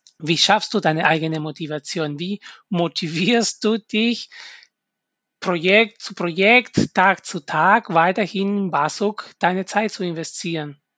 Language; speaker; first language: German; non-native, fluent; Spanish